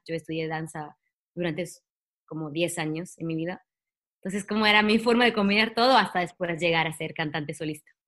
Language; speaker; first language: Spanish; non-native, fluent; Italian